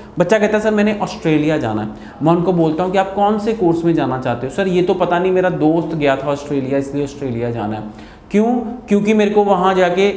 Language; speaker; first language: Hindi; non-native, local second language; Punjabi